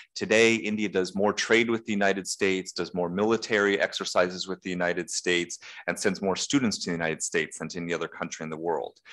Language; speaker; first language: English; native; English